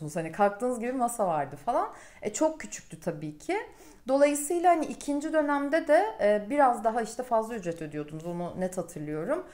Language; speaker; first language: Turkish; native; Turkish